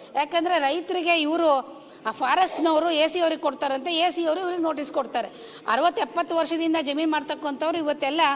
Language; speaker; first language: Kannada; native; Kannada